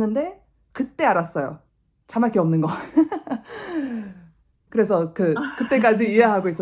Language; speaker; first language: Korean; non-native, fluent; English